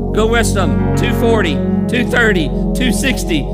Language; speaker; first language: English; native; English